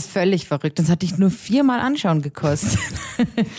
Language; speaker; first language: German; native; German